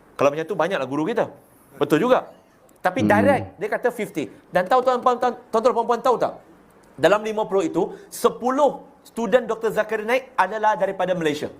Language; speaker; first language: Malay; non-native, local second language; Chinese